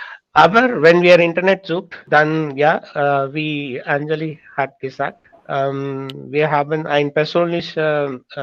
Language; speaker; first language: German; non-native, learner; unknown